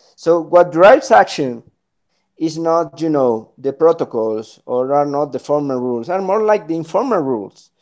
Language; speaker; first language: English; non-native, fluent; Spanish